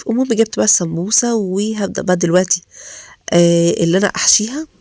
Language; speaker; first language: Arabic; native; Arabic